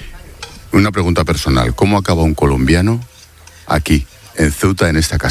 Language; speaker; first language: Spanish; native; Spanish